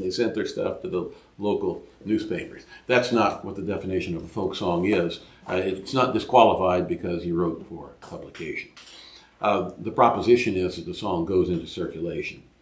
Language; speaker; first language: English; native; English